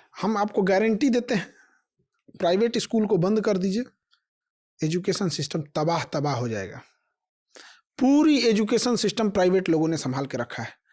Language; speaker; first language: Hindi; native; Hindi